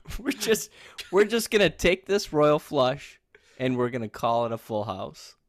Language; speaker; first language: English; native; English